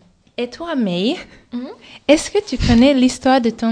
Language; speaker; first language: French; non-native, fluent; English